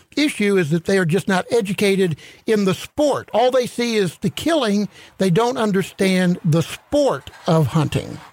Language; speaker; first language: English; native; English